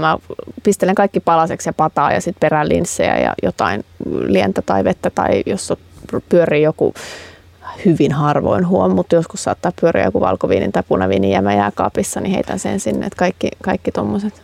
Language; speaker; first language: Finnish; native; Finnish